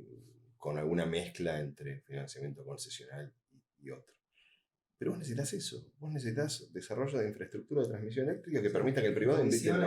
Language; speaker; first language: Spanish; native; Spanish